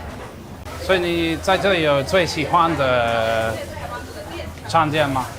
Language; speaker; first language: Chinese; non-native, learner; English